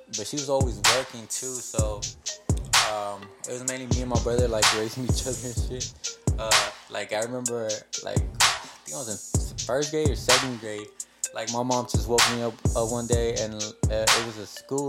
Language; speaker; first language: English; early bilingual, other home language; Spanish